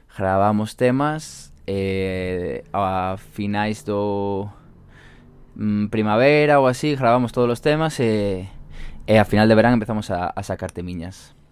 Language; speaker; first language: Galician; non-native, local second language; Spanish